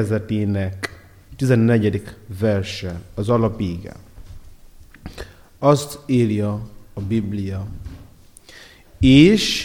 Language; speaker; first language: Hungarian; non-native, learner; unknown